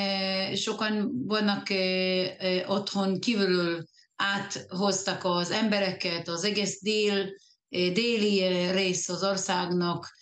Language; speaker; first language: Hungarian; early bilingual, heritage; Hungarian